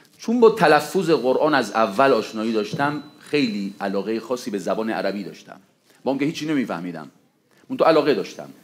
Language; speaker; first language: Persian; non-native, fluent; Spanish